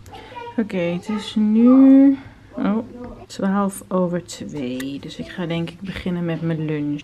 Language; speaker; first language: Dutch; native; Dutch